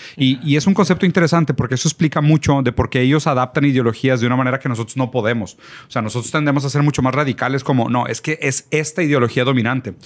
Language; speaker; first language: Spanish; early bilingual, other home language; Portuguese